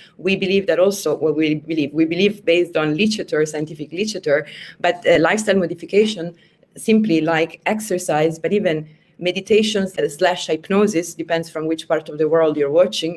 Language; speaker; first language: English; non-native, fluent; Italian